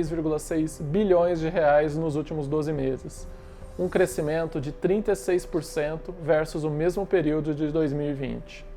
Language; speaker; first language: Portuguese; native; Portuguese